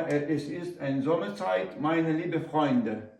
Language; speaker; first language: German; non-native, learner; Ukrainian